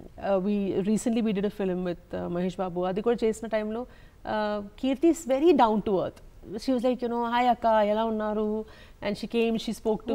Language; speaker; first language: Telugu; non-native, local second language; Malayalam